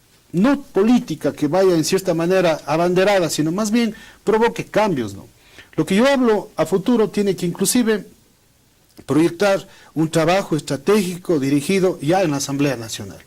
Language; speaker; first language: Spanish; native; Spanish